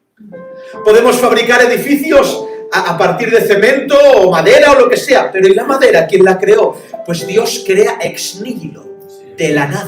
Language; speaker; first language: Spanish; native; Spanish